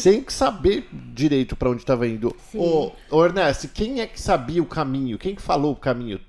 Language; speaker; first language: Portuguese; native; Portuguese